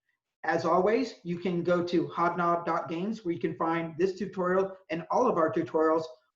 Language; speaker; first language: English; native; English